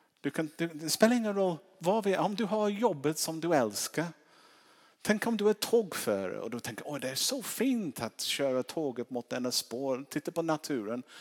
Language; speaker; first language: Swedish; non-native, fluent; English